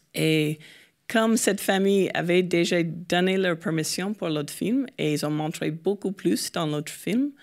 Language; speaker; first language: French; non-native, fluent; English